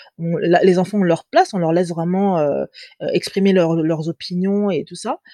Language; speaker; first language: French; native; French